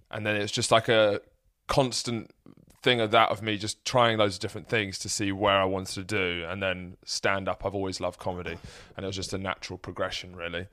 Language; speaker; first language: English; native; English